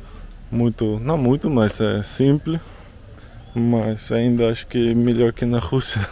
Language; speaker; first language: Portuguese; non-native, learner; Russian